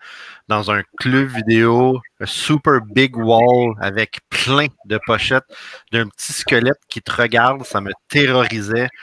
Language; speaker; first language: French; native; French